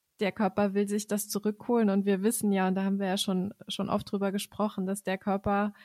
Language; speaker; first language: German; native; German